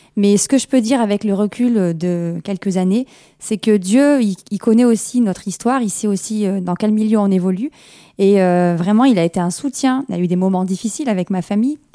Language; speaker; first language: French; early bilingual, other home language; Kabyle